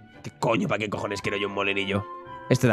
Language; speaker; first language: Spanish; native; Spanish